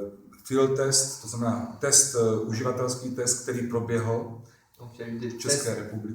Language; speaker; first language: Czech; native; Czech